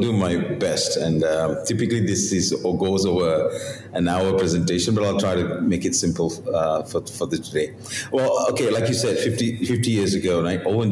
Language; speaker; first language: English; non-native, local second language; Tamil